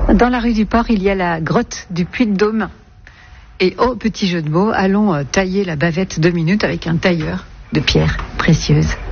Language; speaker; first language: French; native; French